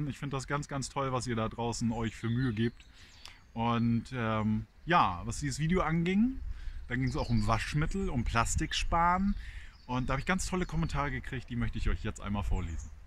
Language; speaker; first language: German; native; German